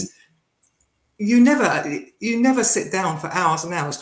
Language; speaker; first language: English; native; English